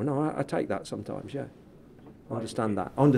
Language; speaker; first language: English; native; English